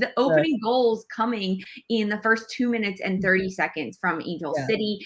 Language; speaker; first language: English; native; English